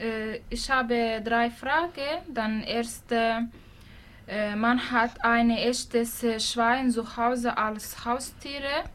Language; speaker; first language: German; non-native, learner; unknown